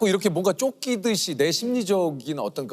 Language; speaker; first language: Korean; native; Korean